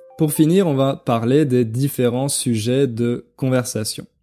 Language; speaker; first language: French; native; French